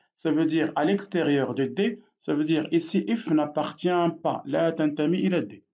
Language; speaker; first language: French; non-native, local second language; Arabic